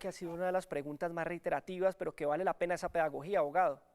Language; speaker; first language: Spanish; native; Spanish